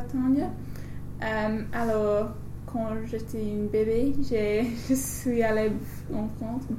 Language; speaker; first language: French; non-native, learner; English